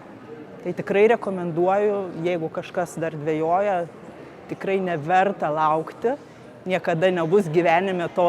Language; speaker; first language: Lithuanian; native; Lithuanian